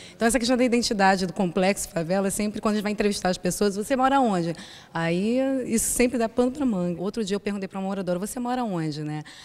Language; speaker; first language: Portuguese; native; Portuguese